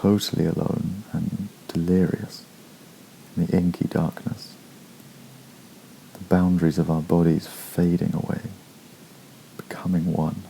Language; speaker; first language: English; native; English